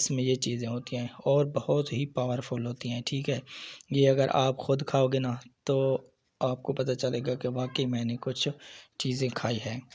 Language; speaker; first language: Urdu; non-native, local second language; Punjabi